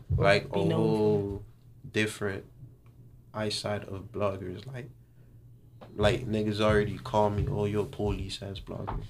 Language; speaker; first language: English; early bilingual, other home language; Haitian Creole